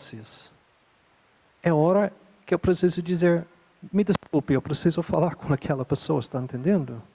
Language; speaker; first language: Portuguese; non-native, fluent; English